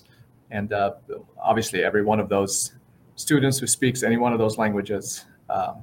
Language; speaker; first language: English; non-native, fluent; Arabic